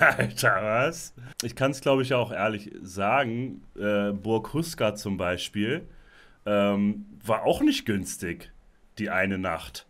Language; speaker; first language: German; native; German